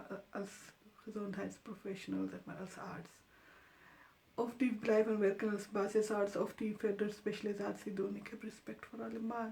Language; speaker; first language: Dutch; non-native, fluent; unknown